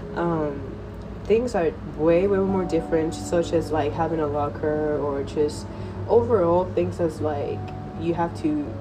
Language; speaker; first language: English; non-native, fluent; Spanish